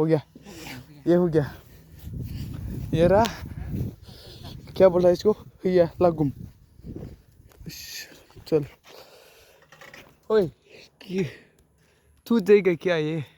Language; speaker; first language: Hindi; non-native, local second language; Bodo